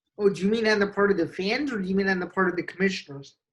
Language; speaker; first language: English; native; English